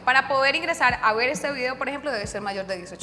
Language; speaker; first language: Spanish; native; Spanish